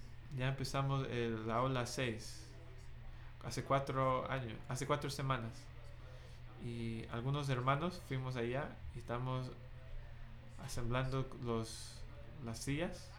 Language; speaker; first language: Spanish; non-native, fluent; English